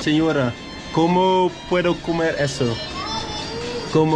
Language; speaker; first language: Spanish; non-native, learner; Dutch